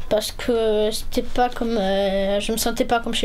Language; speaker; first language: French; early bilingual, other home language; Romanian